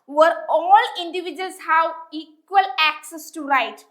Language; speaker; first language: English; non-native, local second language; Malayalam